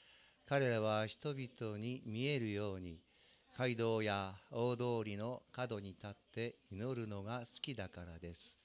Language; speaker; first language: Japanese; native; Japanese